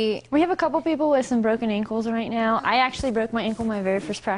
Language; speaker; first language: English; native; English